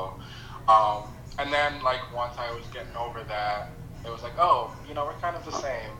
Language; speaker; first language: English; non-native, local second language; Yoruba